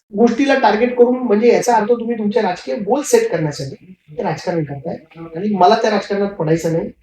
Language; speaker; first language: Marathi; native; Marathi